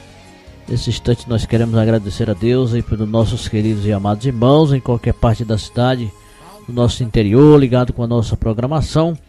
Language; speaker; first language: Portuguese; native; Portuguese